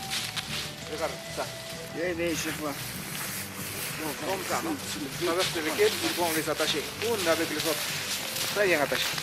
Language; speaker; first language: French; non-native, learner; Spanish